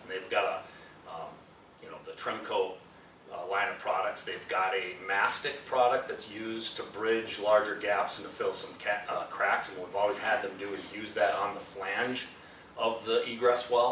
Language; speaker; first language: English; native; English